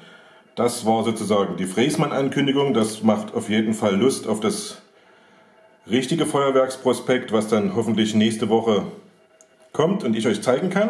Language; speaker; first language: German; native; German